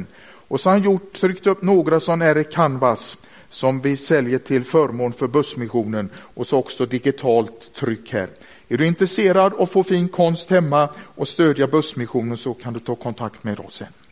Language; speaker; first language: Swedish; native; Swedish